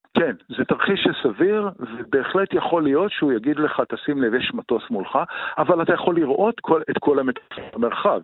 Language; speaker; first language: Hebrew; native; Hebrew